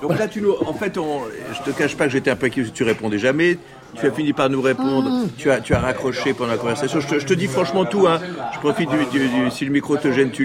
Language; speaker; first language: French; native; French